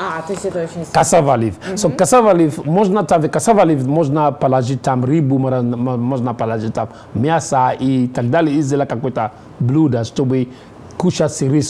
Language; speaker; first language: Russian; non-native, learner; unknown